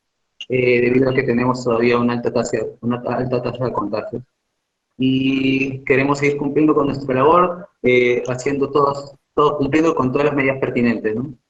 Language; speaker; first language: Spanish; native; Spanish